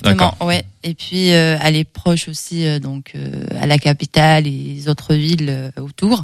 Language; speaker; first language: French; non-native, local second language; Arabic